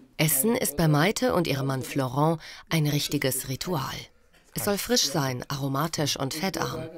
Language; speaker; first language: German; native; German